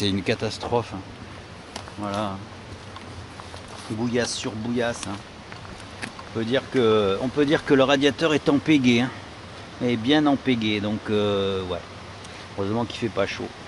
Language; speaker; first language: French; native; French